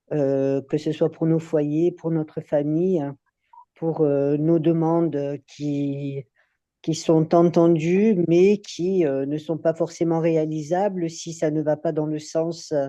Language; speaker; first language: French; native; French